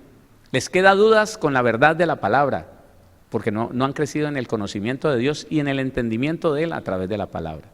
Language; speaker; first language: Spanish; native; Spanish